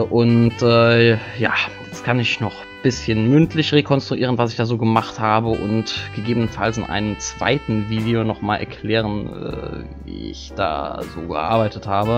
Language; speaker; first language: German; native; German